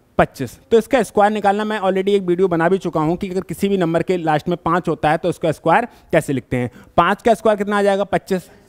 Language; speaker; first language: Hindi; native; Hindi